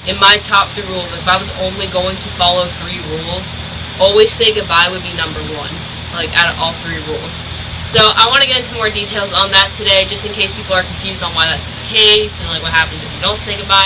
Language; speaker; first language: English; native; English